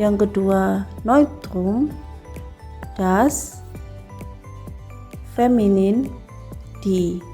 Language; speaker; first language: German; non-native, fluent; Indonesian